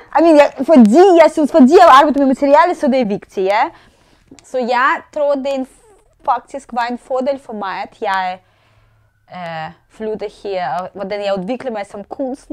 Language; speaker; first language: Danish; non-native, fluent; Russian